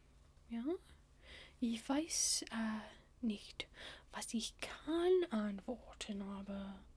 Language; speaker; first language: German; non-native, learner; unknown